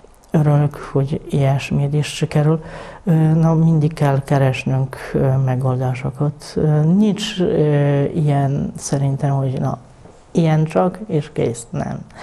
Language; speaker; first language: Hungarian; non-native, fluent; Polish